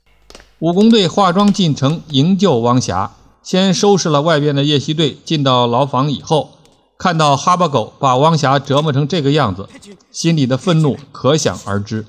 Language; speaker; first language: Chinese; native; Chinese